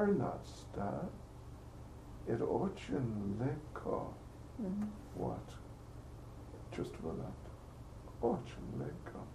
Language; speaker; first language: Russian; non-native, learner; English